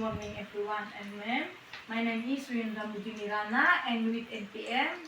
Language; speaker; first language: English; non-native, learner; Indonesian